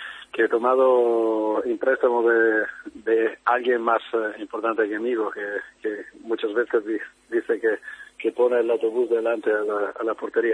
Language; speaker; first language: Spanish; non-native, fluent; Italian